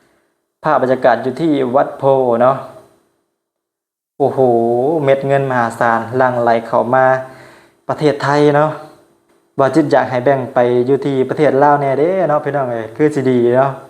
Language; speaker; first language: Thai; non-native, local second language; Northeastern Thai